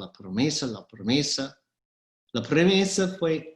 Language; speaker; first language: Spanish; non-native, fluent; English